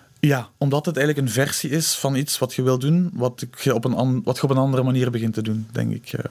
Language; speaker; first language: Dutch; native; Dutch